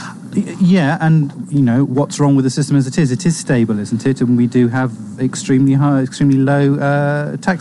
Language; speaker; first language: English; native; English